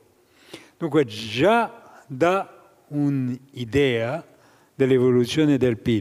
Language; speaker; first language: Italian; non-native, fluent; French